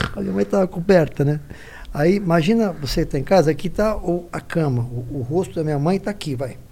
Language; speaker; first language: Portuguese; native; Portuguese